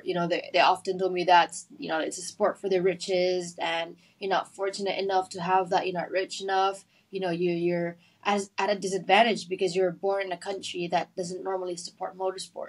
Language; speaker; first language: English; non-native, local second language; Filipino